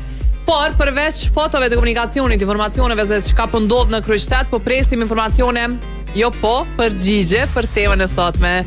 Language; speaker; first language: Albanian; native; Albanian